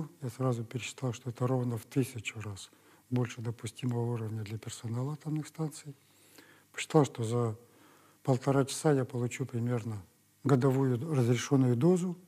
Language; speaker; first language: Russian; native; Russian